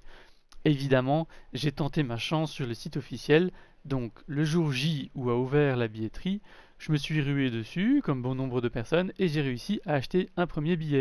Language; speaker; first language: French; native; French